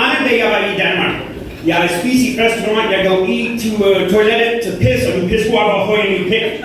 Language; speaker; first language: Danish; non-native, learner; English